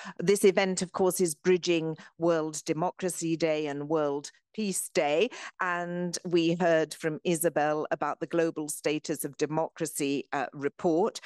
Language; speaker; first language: English; native; English